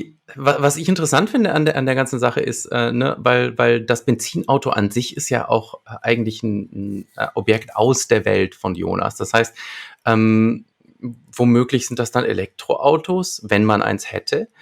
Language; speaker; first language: German; native; German